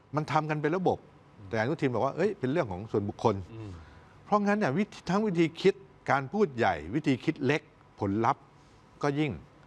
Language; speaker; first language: Thai; native; Thai